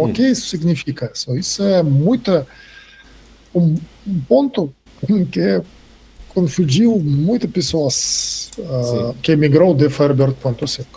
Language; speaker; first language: Portuguese; non-native, fluent; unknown